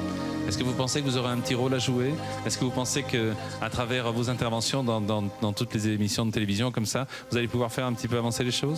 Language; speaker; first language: French; native; French